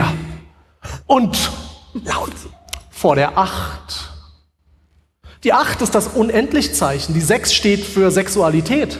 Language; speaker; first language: German; native; German